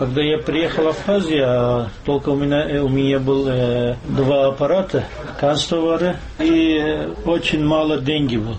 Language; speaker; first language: Russian; non-native, learner; Turkish